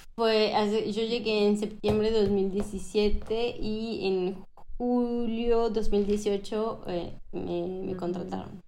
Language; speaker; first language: Spanish; native; Spanish